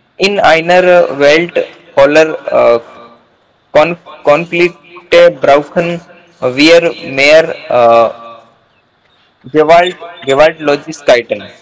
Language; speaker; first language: German; non-native, learner; Hindi